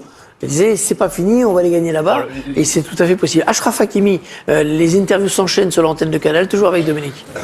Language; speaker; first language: French; native; French